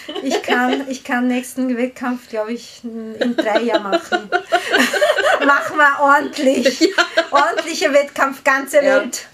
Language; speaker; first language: German; non-native, learner; Korean